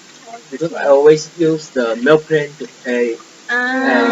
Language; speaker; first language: English; non-native, local second language; Malay